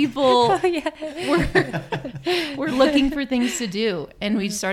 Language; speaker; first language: English; native; English